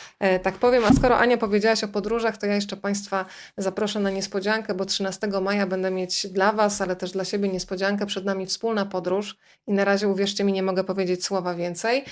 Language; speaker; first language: Polish; native; Polish